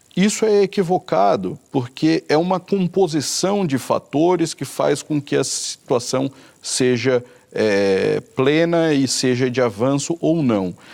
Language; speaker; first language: Portuguese; native; Portuguese